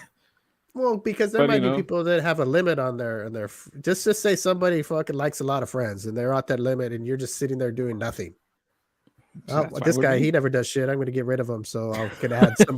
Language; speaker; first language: English; native; English